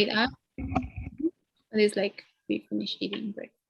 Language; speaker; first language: English; non-native, fluent; Spanish